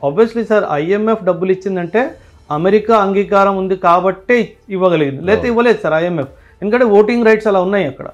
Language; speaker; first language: Telugu; non-native, local second language; Punjabi